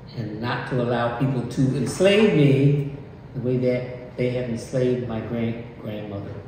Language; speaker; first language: English; native; English